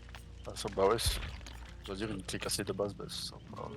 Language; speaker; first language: French; native; French